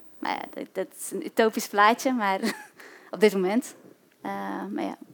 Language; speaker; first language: Dutch; early bilingual, other home language; Arabic